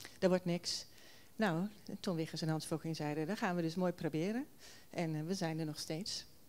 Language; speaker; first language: Dutch; native; Dutch